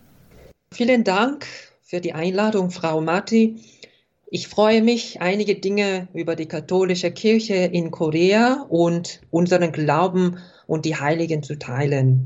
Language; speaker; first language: German; non-native, fluent; Korean